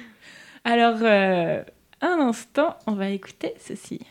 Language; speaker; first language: French; native; French